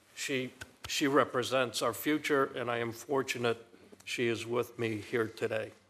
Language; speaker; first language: English; early bilingual, other home language; Romanian